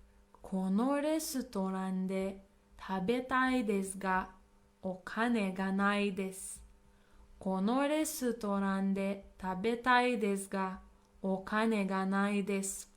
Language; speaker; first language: Japanese; non-native, fluent; English